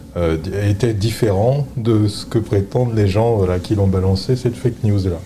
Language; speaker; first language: French; native; French